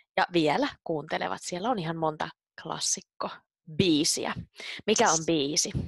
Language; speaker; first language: Finnish; native; Finnish